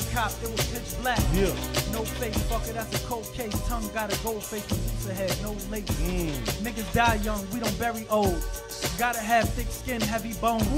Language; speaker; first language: English; native; English